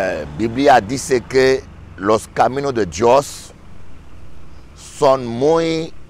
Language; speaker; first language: Spanish; non-native, learner; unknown